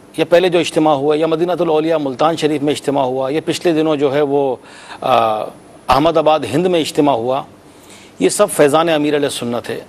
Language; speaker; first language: Urdu; native; Urdu